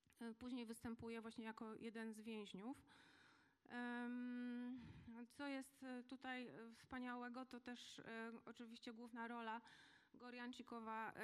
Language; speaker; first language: Polish; native; Polish